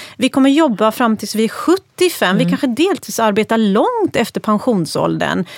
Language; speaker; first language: Swedish; early bilingual, other home language; Persian